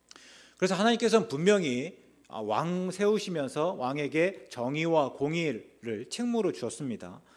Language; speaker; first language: Korean; native; Korean